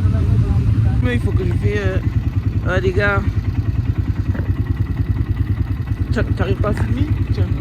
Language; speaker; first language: French; native; French